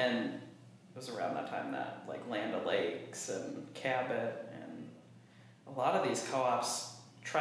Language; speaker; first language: English; native; English